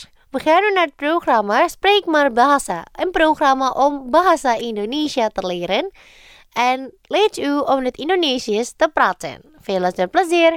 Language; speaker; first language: Dutch; non-native, fluent; Indonesian